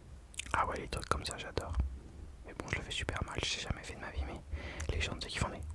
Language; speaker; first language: French; native; French